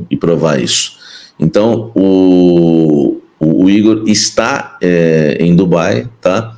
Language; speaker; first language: Portuguese; native; Portuguese